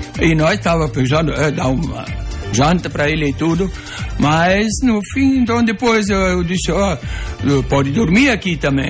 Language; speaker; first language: Portuguese; non-native, local second language; German